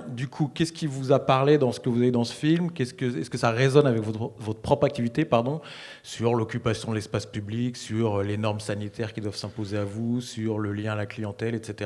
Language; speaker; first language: French; native; French